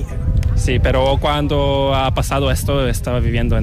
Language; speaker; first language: Spanish; non-native, learner; Korean